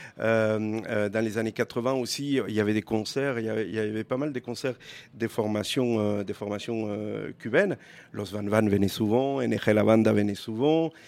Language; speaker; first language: French; non-native, fluent; Spanish